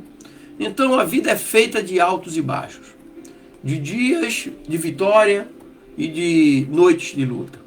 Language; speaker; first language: Portuguese; native; Portuguese